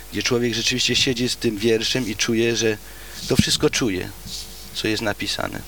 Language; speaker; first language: Polish; early bilingual, heritage; Polish